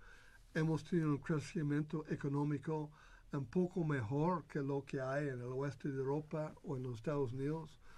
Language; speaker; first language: Spanish; non-native, fluent; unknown